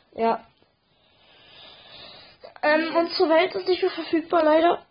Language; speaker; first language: German; native; German